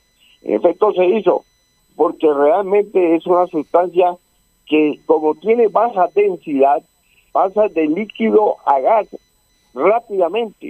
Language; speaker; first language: Spanish; native; Spanish